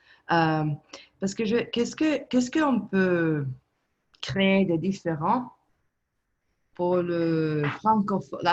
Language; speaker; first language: French; non-native, learner; Italian